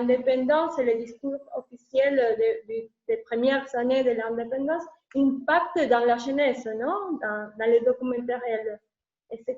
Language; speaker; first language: French; non-native, learner; Spanish